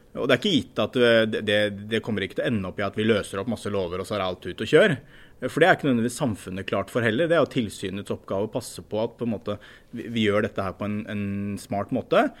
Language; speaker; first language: Norwegian; native; Norwegian